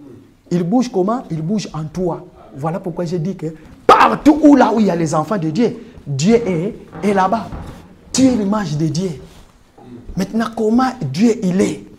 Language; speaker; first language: French; non-native, local second language; Lingala